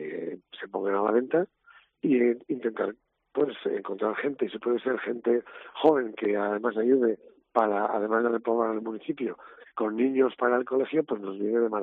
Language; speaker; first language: Spanish; native; Spanish